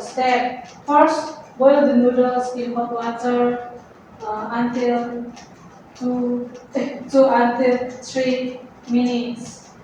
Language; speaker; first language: English; non-native, learner; Indonesian